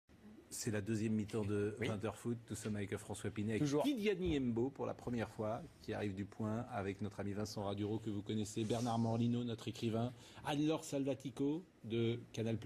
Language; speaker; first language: French; native; French